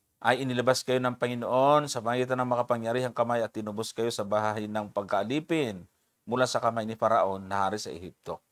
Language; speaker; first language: Filipino; native; Filipino